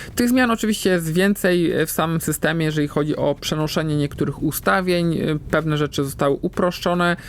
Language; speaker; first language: Polish; native; Polish